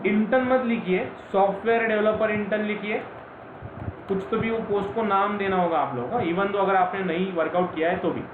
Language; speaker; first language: Hindi; non-native, local second language; Marathi